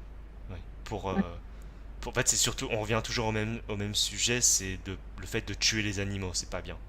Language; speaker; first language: French; native; French